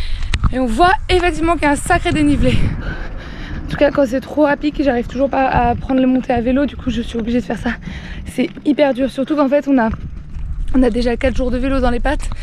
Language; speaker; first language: French; native; French